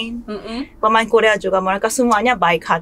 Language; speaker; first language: Indonesian; non-native, fluent; Korean